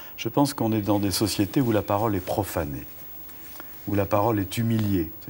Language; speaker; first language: French; native; French